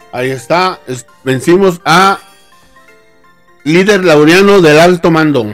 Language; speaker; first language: Spanish; native; Spanish